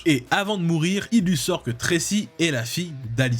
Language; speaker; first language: French; native; French